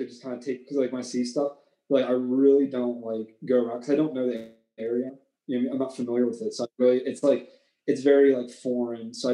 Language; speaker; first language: English; native; English